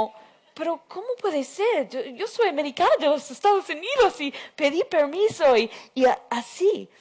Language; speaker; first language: Spanish; non-native, fluent; English